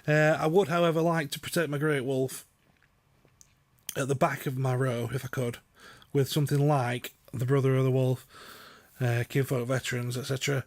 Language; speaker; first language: English; native; English